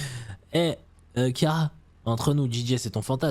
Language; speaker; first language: French; native; French